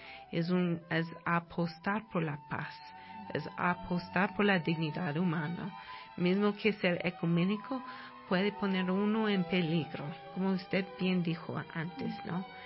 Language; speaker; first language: Spanish; non-native, fluent; English